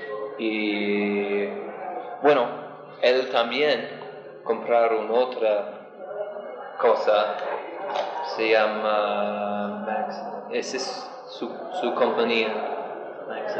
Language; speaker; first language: Spanish; non-native, learner; English